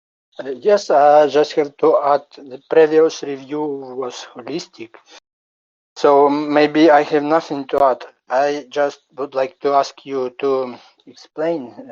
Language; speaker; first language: English; non-native, learner; Ukrainian